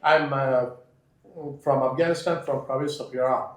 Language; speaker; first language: English; non-native, learner; Persian